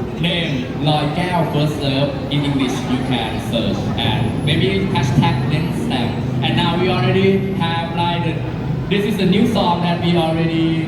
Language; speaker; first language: English; non-native, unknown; Thai